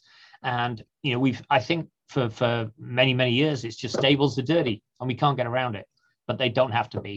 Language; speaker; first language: English; native; English